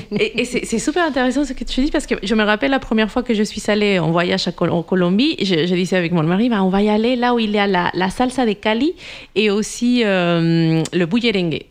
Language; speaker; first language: French; non-native, fluent; Spanish